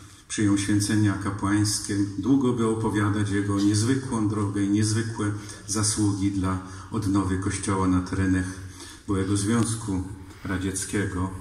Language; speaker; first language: Polish; native; Polish